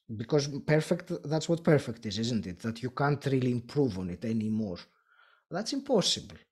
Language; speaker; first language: English; non-native, fluent; Greek